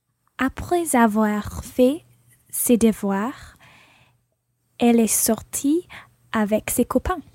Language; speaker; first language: French; non-native, learner; English